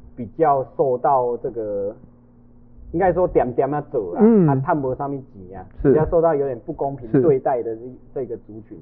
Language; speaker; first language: Chinese; non-native, local second language; Min Nan Chinese